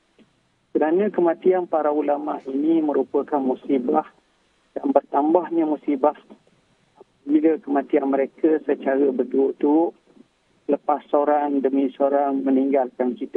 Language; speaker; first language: Malay; native; Malay